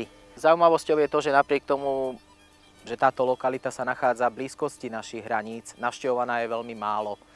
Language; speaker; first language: Slovak; native; Slovak